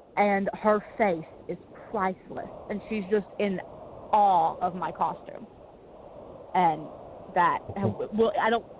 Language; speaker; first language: English; native; English